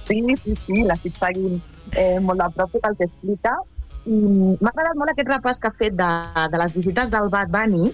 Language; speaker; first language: Catalan; native; Catalan